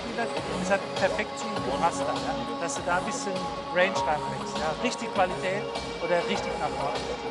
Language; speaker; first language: German; native; German